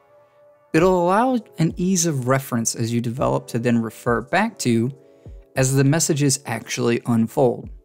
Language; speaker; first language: English; native; English